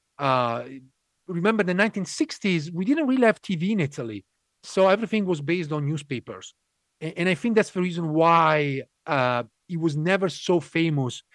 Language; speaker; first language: English; non-native, fluent; Italian